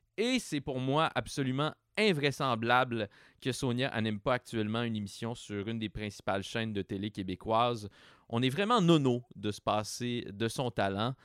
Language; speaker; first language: French; native; French